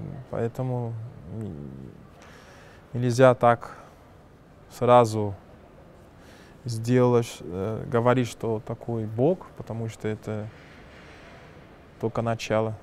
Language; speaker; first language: Russian; non-native, fluent; Portuguese